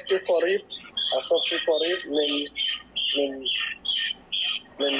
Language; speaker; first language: Arabic; non-native, learner; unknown